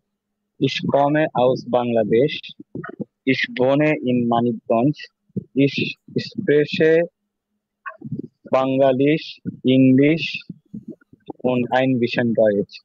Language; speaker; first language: German; non-native, learner; Bangla